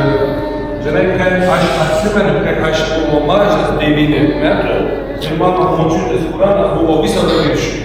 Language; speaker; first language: Lithuanian; non-native, learner; Turkish